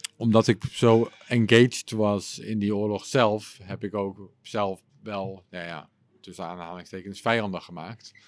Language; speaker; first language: Dutch; non-native, local second language; English